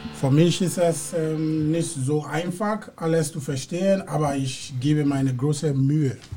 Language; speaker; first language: German; non-native, learner; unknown